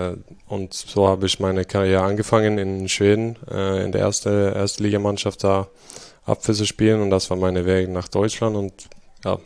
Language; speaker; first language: German; non-native, fluent; Swedish